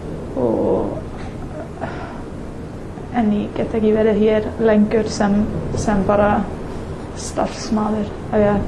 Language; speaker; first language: Icelandic; non-native, learner; English